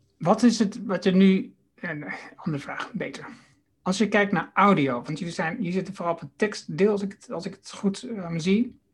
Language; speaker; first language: Dutch; native; Dutch